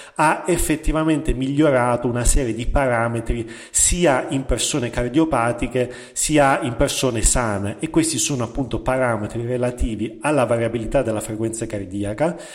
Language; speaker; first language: Italian; native; Italian